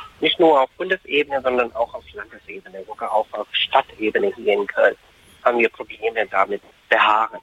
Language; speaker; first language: German; non-native, fluent; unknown